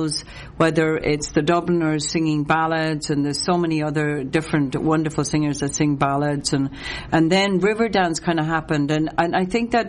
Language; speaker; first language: English; non-native, local second language; Irish